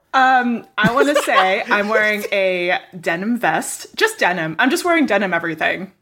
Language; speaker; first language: English; non-native, local second language; Cantonese